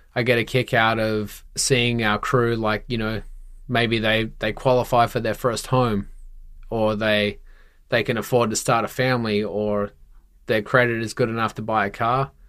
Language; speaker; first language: English; native; English